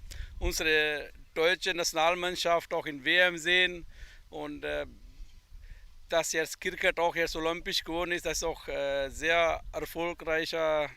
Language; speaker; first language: German; non-native, fluent; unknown